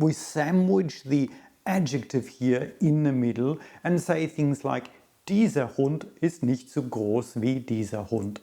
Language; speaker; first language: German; non-native, fluent; English